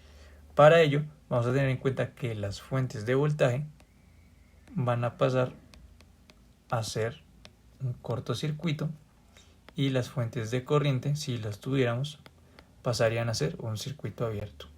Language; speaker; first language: Spanish; native; Spanish